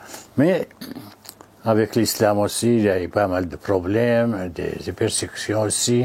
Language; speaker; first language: French; non-native, fluent; Arabic